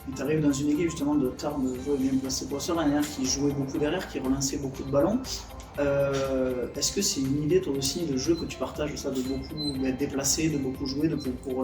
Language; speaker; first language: French; native; French